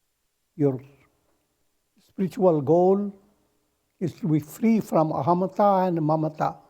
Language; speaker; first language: English; non-native, local second language; Hindi